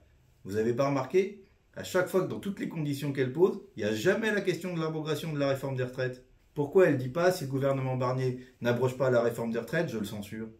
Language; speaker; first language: French; native; French